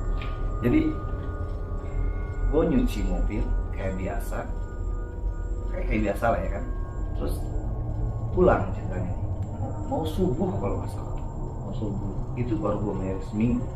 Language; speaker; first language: Indonesian; native; Indonesian